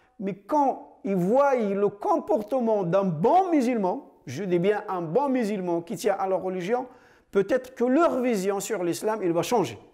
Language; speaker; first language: French; non-native, fluent; Arabic